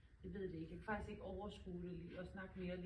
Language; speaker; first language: Danish; native; Danish